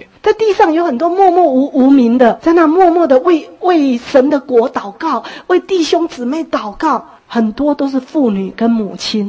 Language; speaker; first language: Chinese; native; Chinese